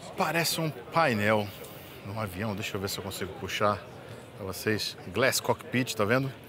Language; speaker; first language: Portuguese; native; Portuguese